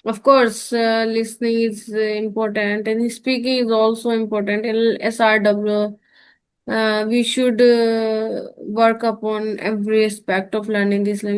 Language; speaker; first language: English; non-native, learner; Hindi